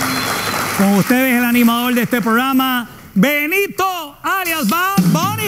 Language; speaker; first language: Spanish; native; Spanish